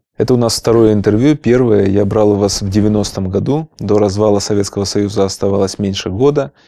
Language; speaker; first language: Russian; native; Russian